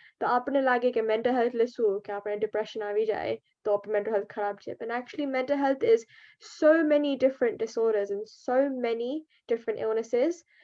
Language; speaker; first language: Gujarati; early bilingual, heritage; Gujarati